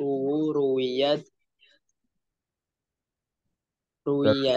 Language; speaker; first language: Arabic; non-native, learner; Indonesian